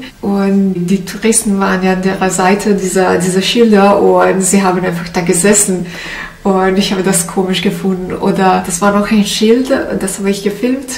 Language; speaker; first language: German; non-native, learner; Italian